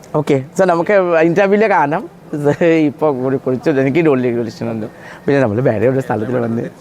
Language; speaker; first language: Malayalam; non-native, local second language; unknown